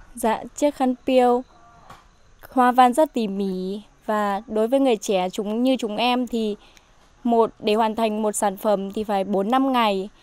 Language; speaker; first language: Vietnamese; non-native, local second language; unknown